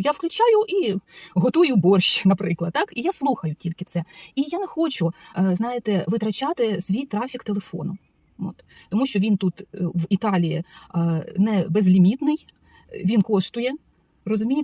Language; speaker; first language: Ukrainian; non-native, local second language; Russian